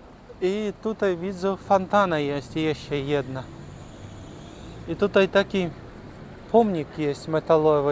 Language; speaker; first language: Polish; non-native, learner; Ukrainian